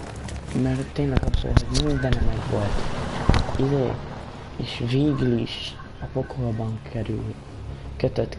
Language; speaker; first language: Hungarian; native; Hungarian